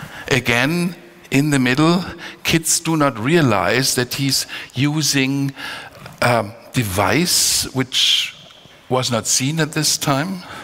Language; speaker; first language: English; non-native, fluent; German